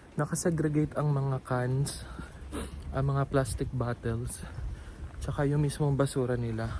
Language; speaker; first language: Filipino; native; Filipino